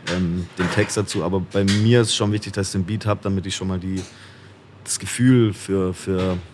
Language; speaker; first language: German; native; German